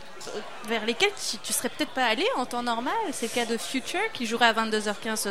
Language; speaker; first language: French; native; French